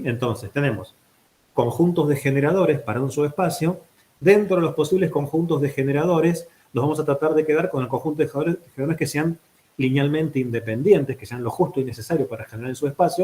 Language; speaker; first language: Spanish; native; Spanish